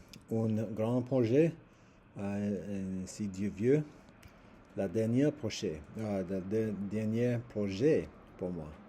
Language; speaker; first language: French; non-native, learner; English